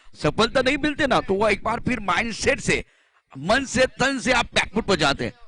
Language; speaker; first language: Hindi; non-native, local second language; Marathi